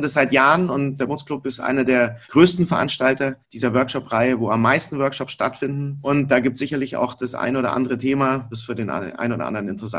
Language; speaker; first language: German; native; German